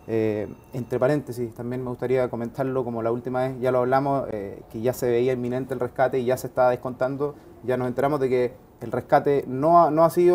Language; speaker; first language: Spanish; native; Spanish